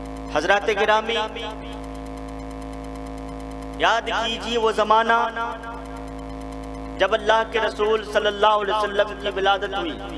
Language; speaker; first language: Urdu; native; Urdu